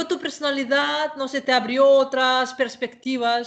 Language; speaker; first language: Spanish; non-native, fluent; Russian